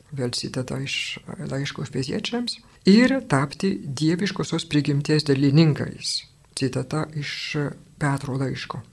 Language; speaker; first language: Lithuanian; non-native, fluent; French